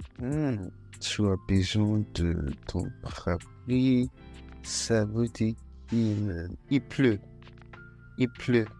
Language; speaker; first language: French; non-native, fluent; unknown